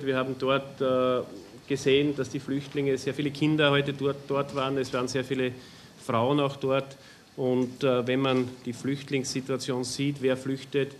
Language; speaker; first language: German; native; German